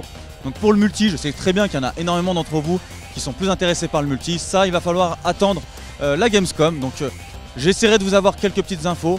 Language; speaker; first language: French; native; French